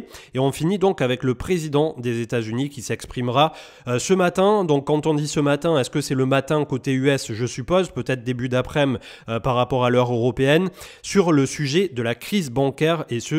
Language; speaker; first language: French; native; French